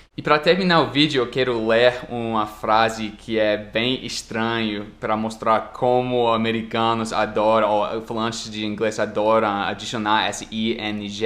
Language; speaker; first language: Portuguese; non-native, fluent; English